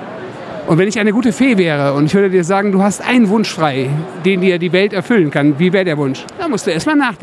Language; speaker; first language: German; native; German